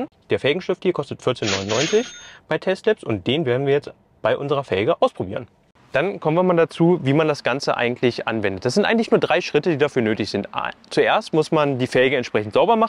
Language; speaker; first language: German; native; German